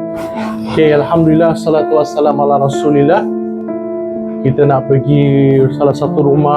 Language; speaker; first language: Malay; native; Malay